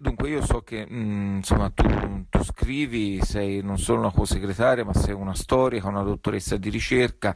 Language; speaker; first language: Italian; native; Italian